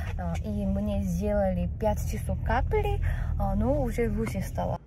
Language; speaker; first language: Russian; non-native, fluent; Korean